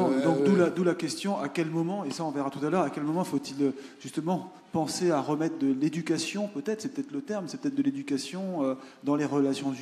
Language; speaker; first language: French; native; French